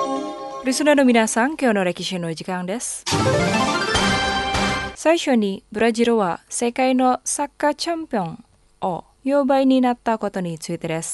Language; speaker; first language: Japanese; non-native, learner; Indonesian